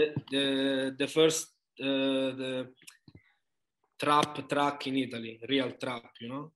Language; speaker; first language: English; non-native, learner; Italian